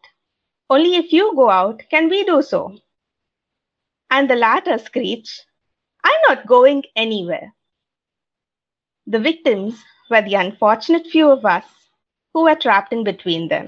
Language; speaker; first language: English; non-native, local second language; Tamil